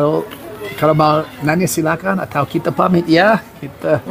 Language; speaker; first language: Indonesian; non-native, fluent; English